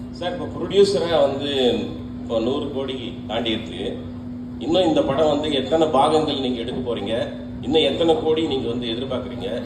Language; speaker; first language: Tamil; native; Tamil